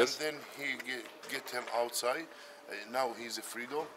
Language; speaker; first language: English; non-native, learner; Arabic